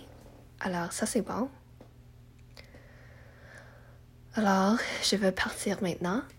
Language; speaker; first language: French; non-native, learner; English